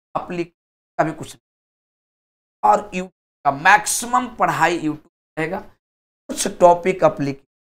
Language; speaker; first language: Hindi; native; Hindi